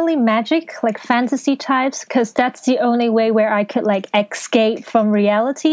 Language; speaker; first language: English; non-native, local second language; Cantonese